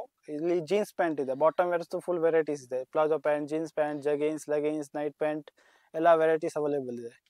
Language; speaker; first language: Kannada; non-native, local second language; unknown